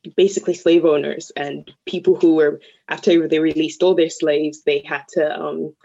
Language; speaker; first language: English; early bilingual, other home language; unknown